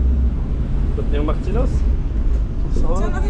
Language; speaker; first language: French; native; French